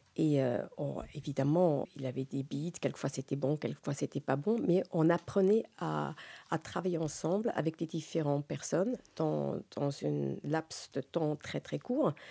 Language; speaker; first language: French; non-native, local second language; Swiss German